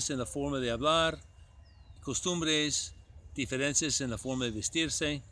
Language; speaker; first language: Spanish; non-native, fluent; English